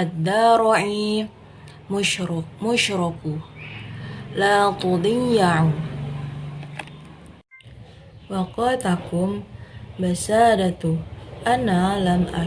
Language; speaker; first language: Arabic; non-native, learner; Indonesian